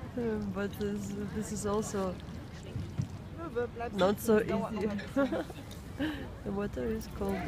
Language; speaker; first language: English; non-native, fluent; Russian